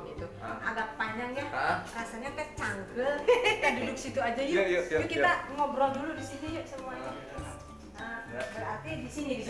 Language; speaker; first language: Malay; non-native, local second language; Sundanese